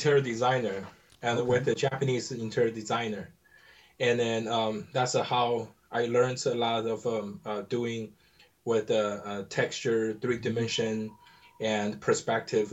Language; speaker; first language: English; non-native, learner; Chinese